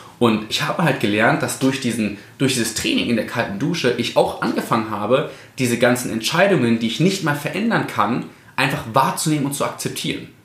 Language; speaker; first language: German; native; German